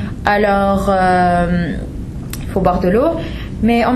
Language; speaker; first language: French; non-native, fluent; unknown